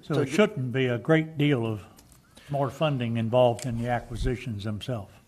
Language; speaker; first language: English; native; English